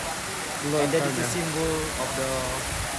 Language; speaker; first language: English; non-native, learner; Indonesian